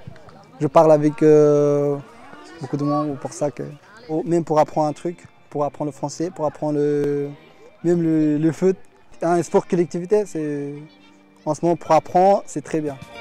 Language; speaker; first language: French; non-native, learner; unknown